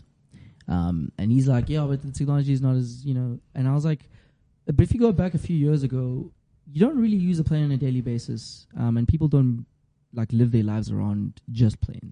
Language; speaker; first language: English; non-native, local second language; Zulu